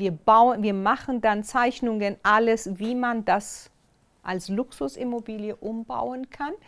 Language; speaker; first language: German; non-native, fluent; Persian